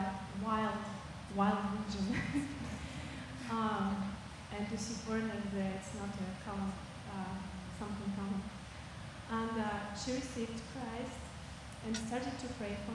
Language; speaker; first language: English; non-native, learner; Russian